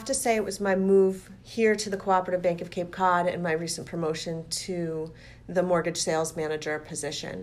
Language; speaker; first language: English; native; English